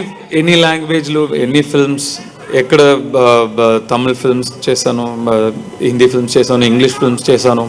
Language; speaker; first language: Telugu; non-native, learner; Tamil